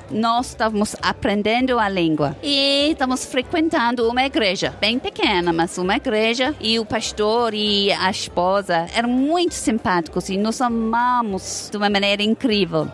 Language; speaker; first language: Portuguese; non-native, fluent; English